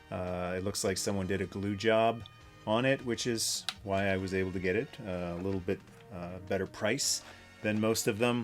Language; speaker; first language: English; native; English